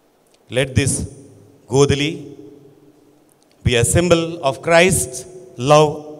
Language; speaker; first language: English; non-native, local second language; Konkani